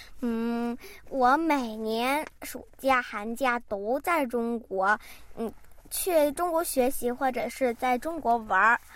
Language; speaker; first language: Chinese; early bilingual, heritage; Chinese